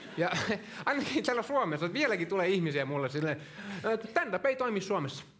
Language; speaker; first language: Finnish; non-native, local second language; Swedish